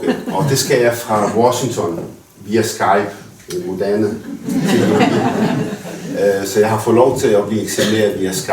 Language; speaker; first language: Danish; early bilingual, other home language; Arabic